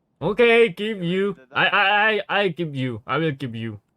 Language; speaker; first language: English; non-native, learner; Korean